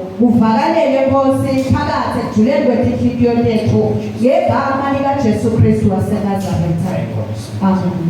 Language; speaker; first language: Zulu; non-native, local second language; Swati